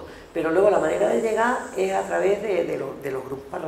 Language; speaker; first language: Spanish; native; Spanish